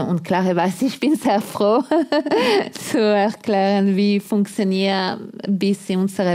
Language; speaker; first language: German; non-native, fluent; Italian